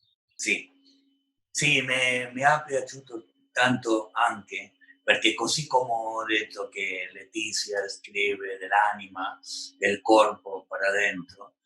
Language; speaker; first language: Italian; non-native, learner; Spanish